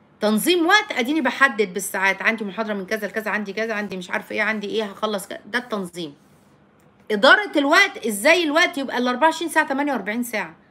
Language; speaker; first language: Arabic; native; Arabic